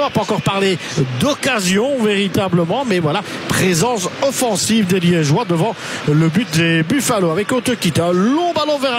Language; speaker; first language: French; native; French